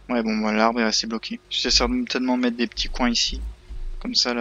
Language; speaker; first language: French; native; French